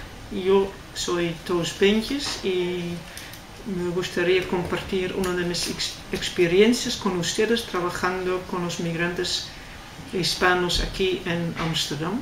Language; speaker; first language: Spanish; non-native, fluent; Dutch